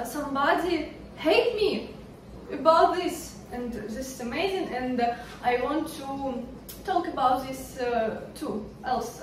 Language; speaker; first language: English; non-native, learner; Russian